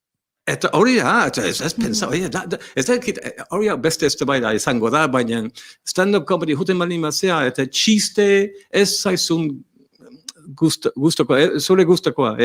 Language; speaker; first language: Basque; non-native, learner; English